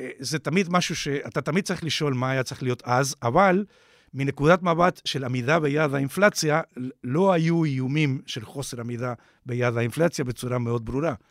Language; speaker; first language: Hebrew; non-native, fluent; Spanish